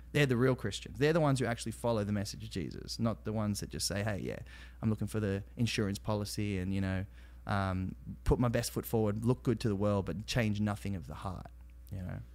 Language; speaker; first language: English; native; English